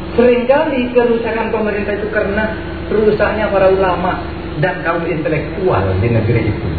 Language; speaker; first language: Indonesian; non-native, local second language; Madurese